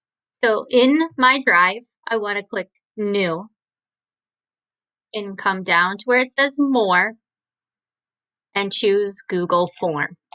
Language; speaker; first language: English; native; English